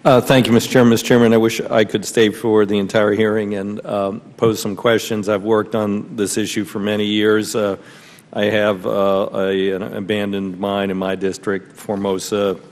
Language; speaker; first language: English; native; English